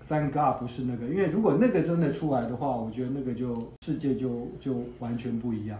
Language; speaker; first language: Chinese; native; Chinese